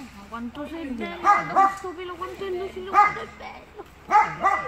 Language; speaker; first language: Italian; native; Italian